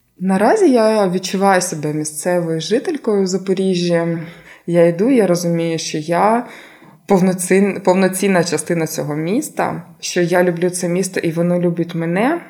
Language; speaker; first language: Ukrainian; native; Ukrainian